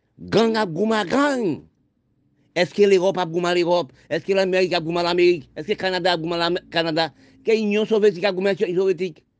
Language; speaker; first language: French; non-native, local second language; Haitian Creole